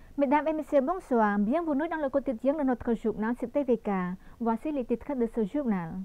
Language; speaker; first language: French; non-native, fluent; Khmer